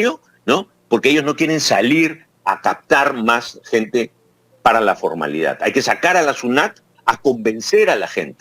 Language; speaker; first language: Spanish; native; Spanish